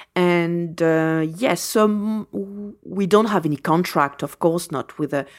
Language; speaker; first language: English; non-native, fluent; French